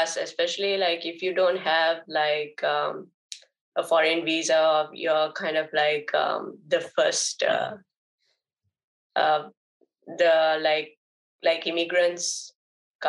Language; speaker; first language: English; non-native, local second language; Sinhala